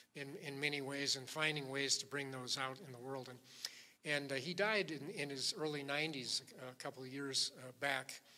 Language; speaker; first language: English; native; English